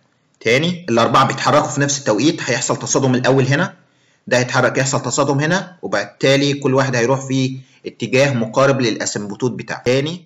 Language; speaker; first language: Arabic; native; Arabic